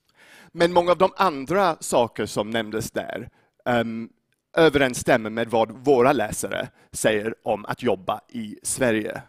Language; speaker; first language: Swedish; non-native, fluent; English